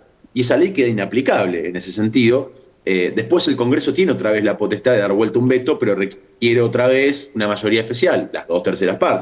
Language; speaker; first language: Spanish; native; Spanish